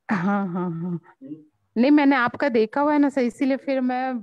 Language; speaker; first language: Hindi; native; Hindi